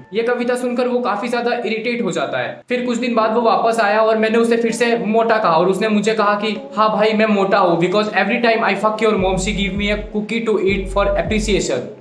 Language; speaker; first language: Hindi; non-native, local second language; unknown